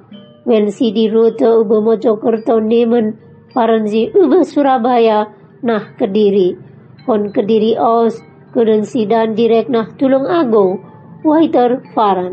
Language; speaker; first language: German; non-native, fluent; Indonesian